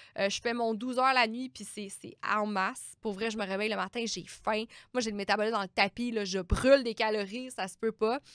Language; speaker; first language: French; native; French